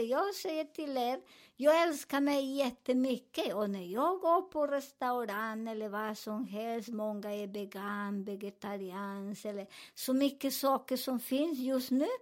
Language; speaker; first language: Swedish; non-native, fluent; Spanish